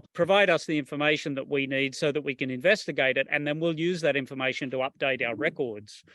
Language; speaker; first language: English; native; English